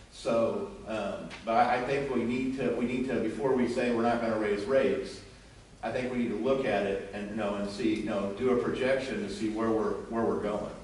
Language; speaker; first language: English; native; English